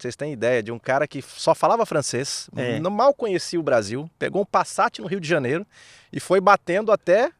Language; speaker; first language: Portuguese; native; Portuguese